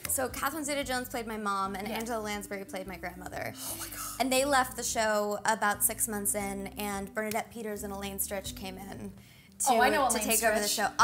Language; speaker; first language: English; native; English